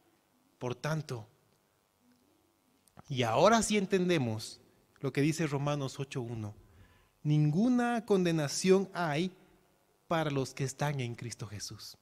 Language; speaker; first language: Spanish; native; Spanish